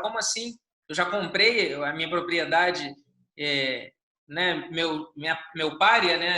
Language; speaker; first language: Portuguese; native; Portuguese